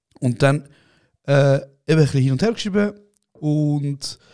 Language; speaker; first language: German; early bilingual, other home language; Kurdish